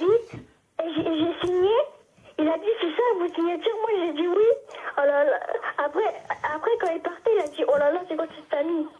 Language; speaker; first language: French; early bilingual, other home language; Turkish